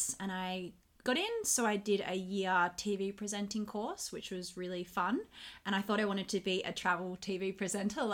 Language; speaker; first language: English; native; English